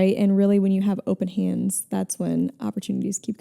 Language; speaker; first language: English; native; English